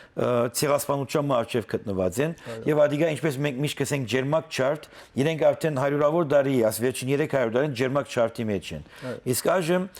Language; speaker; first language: Armenian; native; Armenian